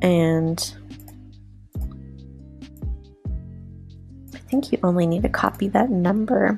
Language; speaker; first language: English; native; English